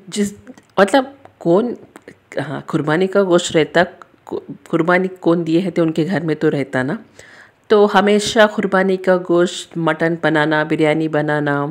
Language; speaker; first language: Hindi; native; Hindi